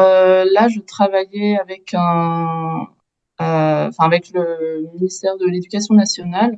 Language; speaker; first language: French; native; French